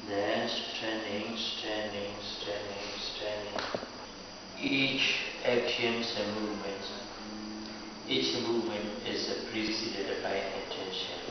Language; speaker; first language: English; non-native, fluent; Burmese